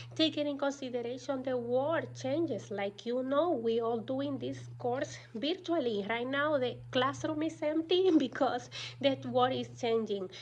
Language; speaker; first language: English; non-native, fluent; Spanish